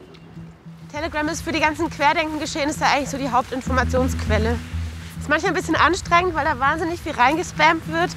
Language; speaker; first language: German; native; German